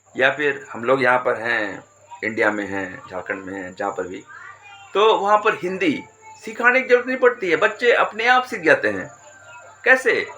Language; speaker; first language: Hindi; native; Hindi